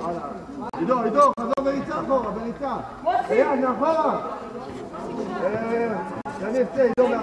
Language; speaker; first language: Hebrew; native; Hebrew